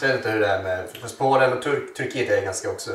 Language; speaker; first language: Swedish; native; Swedish